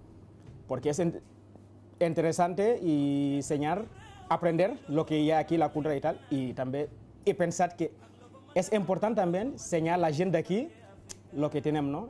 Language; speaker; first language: Spanish; non-native, fluent; Wolof